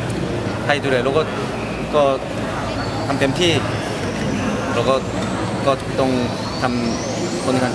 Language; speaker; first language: Thai; non-native, fluent; Korean